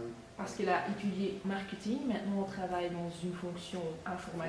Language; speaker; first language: French; non-native, fluent; Dutch